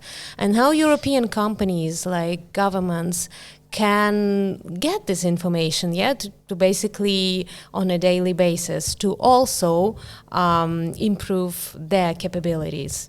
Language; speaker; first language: English; non-native, fluent; Ukrainian